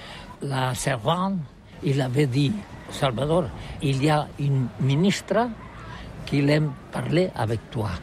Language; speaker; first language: French; non-native, learner; Catalan